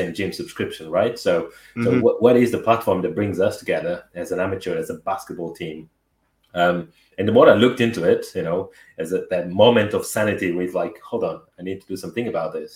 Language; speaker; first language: English; non-native, fluent; Portuguese